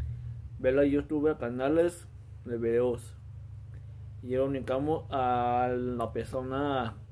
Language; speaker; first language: Spanish; non-native, local second language; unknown